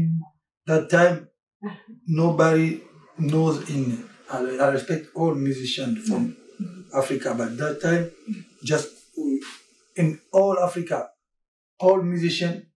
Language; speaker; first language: English; non-native, learner; French